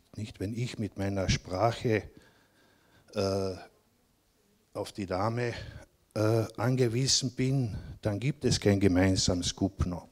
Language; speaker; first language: German; non-native, local second language; Slovenian